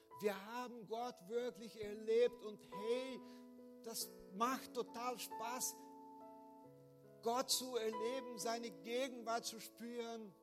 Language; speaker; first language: German; non-native, fluent; Portuguese